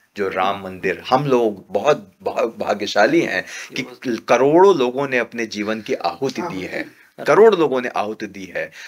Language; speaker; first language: Hindi; native; Hindi